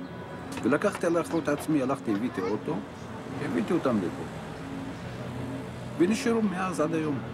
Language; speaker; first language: Hebrew; non-native, fluent; Arabic